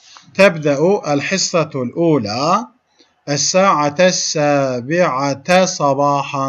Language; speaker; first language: Arabic; non-native, fluent; Turkish